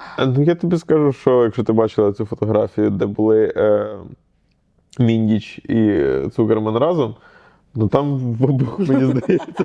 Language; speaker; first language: Ukrainian; native; Ukrainian